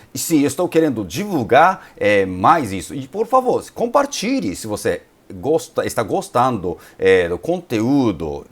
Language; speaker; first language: Portuguese; non-native, fluent; Japanese